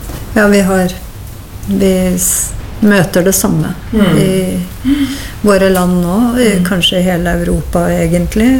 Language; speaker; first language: Swedish; non-native, fluent; Norwegian